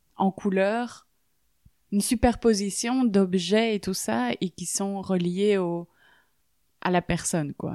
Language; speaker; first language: French; native; French